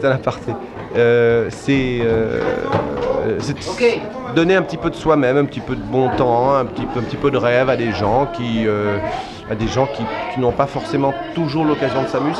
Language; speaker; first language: French; native; French